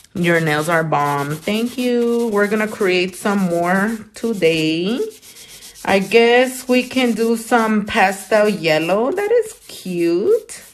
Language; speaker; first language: English; early bilingual, other home language; Spanish